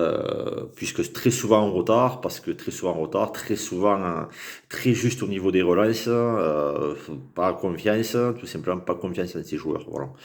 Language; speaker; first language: French; native; French